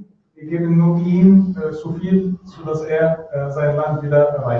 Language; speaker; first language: German; non-native, fluent; Arabic